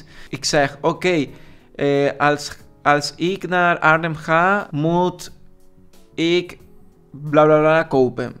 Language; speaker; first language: Dutch; non-native, learner; Spanish